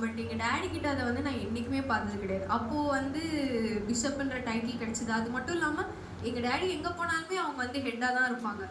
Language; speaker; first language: Tamil; non-native, local second language; Telugu